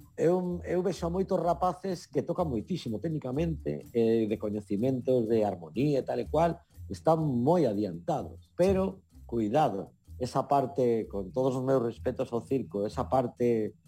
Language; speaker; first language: Galician; native; Galician